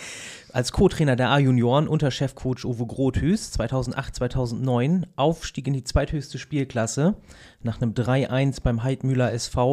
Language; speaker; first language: German; native; German